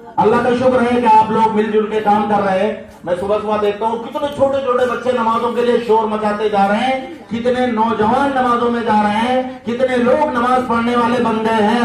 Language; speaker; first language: Urdu; native; Urdu